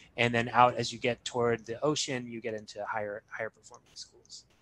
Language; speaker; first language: English; native; English